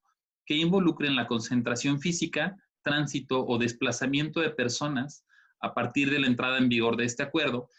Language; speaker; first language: Spanish; native; Spanish